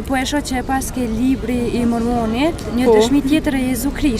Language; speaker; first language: Albanian; native; Albanian